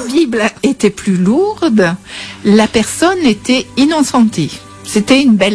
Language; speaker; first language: French; native; French